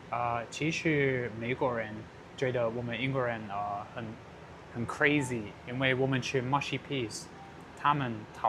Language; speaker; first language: Chinese; non-native, fluent; English